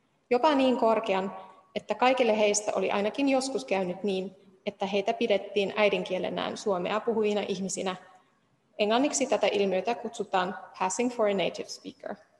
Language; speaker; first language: Finnish; non-native, fluent; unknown